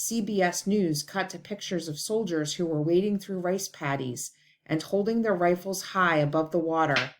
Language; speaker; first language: English; native; English